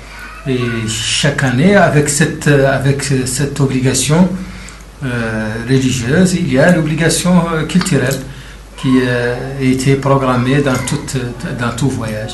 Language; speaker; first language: French; non-native, local second language; Arabic